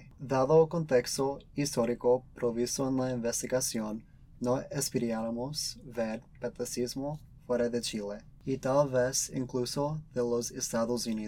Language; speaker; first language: Spanish; early bilingual, other home language; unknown